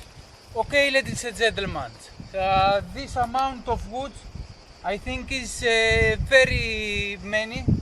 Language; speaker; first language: English; non-native, learner; Greek